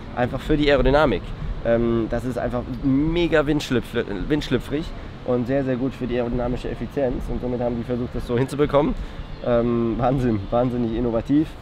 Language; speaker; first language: German; early bilingual, heritage; German